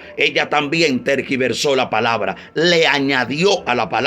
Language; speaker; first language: Spanish; native; Spanish